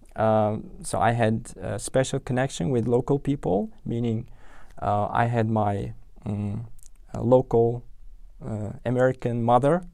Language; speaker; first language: English; non-native, fluent; Uzbek